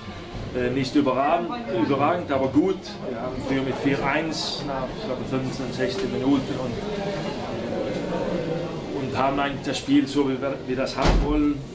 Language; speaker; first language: German; non-native, fluent; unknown